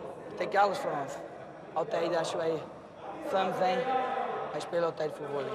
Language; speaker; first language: Dutch; non-native, learner; Portuguese